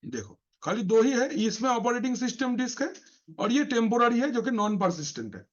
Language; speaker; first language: Hindi; non-native, local second language; Bangla